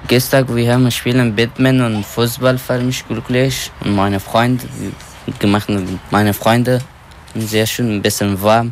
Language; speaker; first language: German; non-native, learner; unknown